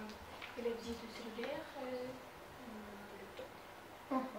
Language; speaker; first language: French; non-native, learner; Russian